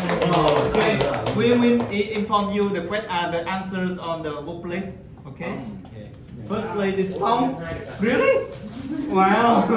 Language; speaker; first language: English; non-native, learner; Vietnamese